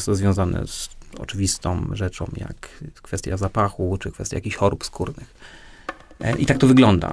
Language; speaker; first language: Polish; native; Polish